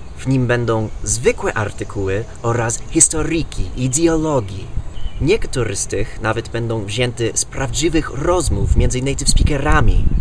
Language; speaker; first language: Polish; non-native, fluent; English